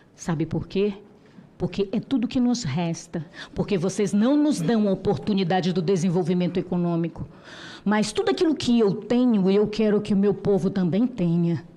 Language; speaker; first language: Portuguese; non-native, local second language; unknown